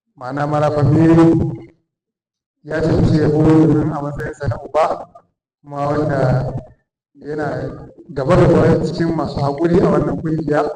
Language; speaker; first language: Hausa; native; Hausa